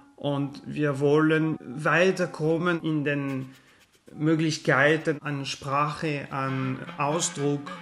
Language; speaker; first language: German; non-native, fluent; French